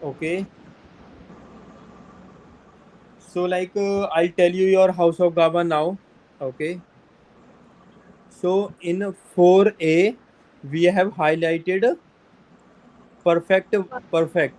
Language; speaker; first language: English; non-native, local second language; Hindi